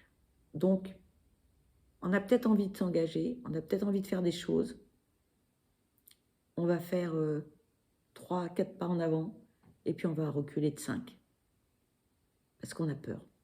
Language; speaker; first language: French; native; French